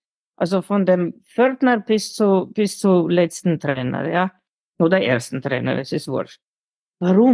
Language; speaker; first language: German; non-native, fluent; Slovenian